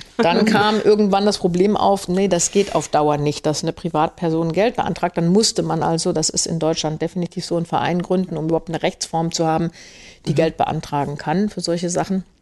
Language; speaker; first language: German; native; German